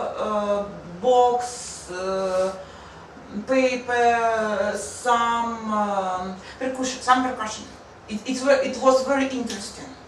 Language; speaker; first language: English; non-native, learner; Russian